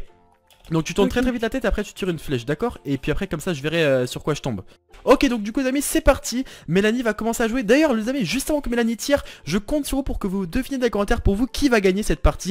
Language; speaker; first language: French; native; French